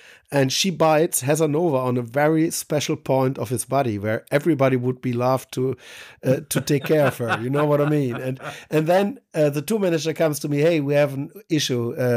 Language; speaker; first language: English; non-native, fluent; German